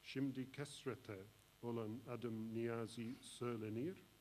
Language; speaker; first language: Turkish; non-native, learner; English